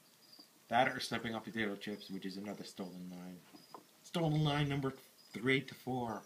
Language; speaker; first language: English; native; English